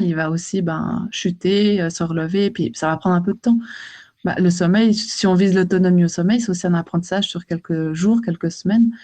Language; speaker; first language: French; native; French